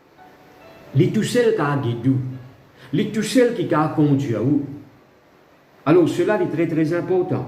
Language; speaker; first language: French; non-native, local second language; Morisyen